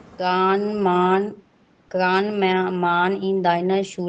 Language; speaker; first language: German; non-native, learner; Hindi